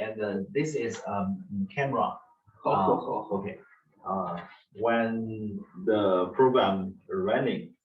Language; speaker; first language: English; non-native, learner; Chinese